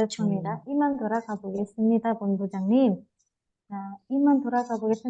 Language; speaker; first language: Korean; non-native, fluent; Indonesian